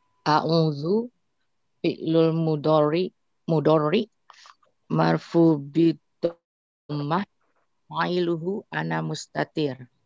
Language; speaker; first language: Arabic; non-native, learner; Indonesian